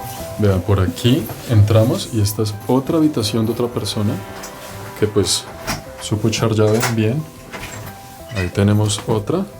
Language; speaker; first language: Spanish; native; Spanish